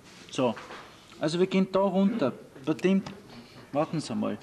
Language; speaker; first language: German; native; German